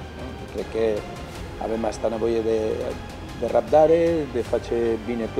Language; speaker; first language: Romanian; non-native, learner; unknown